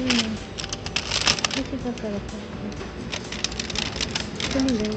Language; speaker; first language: Japanese; non-native, learner; Filipino